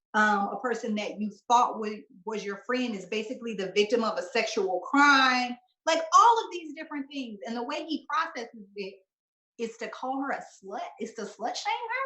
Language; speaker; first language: English; native; English